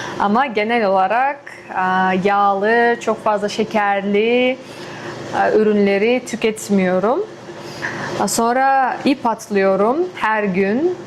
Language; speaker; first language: Turkish; non-native, fluent; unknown